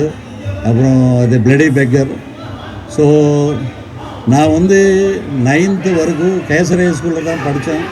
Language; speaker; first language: Tamil; non-native, local second language; Telugu